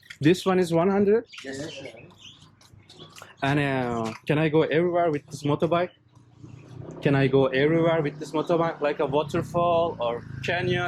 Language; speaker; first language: English; non-native, learner; Turkish